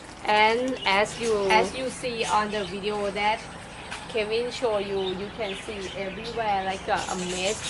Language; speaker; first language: English; non-native, fluent; Thai